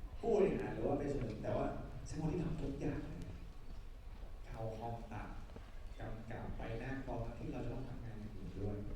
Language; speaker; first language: Thai; native; Thai